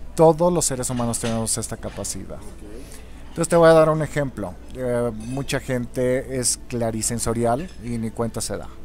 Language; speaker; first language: Spanish; non-native, local second language; German